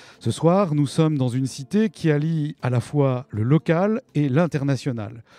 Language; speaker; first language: French; native; French